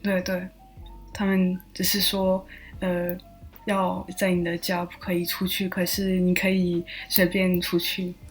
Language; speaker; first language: Chinese; non-native, learner; French